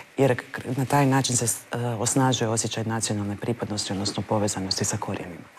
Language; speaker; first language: Croatian; native; Croatian